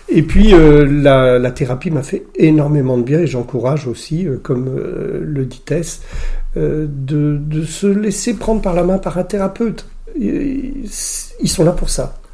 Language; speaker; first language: French; native; French